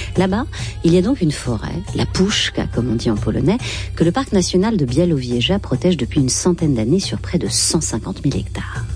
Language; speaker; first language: French; native; French